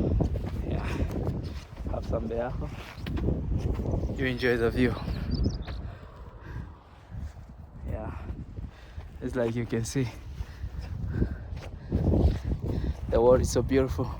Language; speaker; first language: English; non-native, learner; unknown